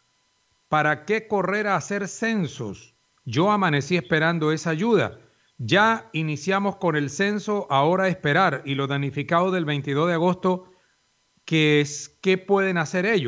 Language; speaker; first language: Spanish; native; Spanish